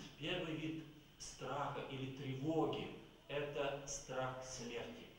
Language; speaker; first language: Russian; native; Russian